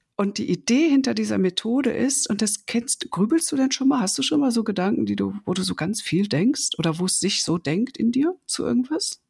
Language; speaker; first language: German; native; German